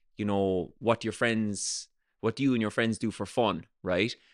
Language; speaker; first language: English; native; English